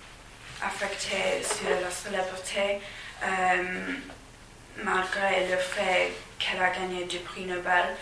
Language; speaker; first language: French; non-native, fluent; English